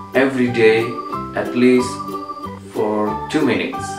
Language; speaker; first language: English; non-native, learner; Javanese